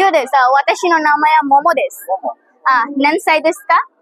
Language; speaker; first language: Japanese; non-native, learner; Bangla